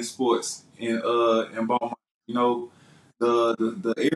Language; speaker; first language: English; native; English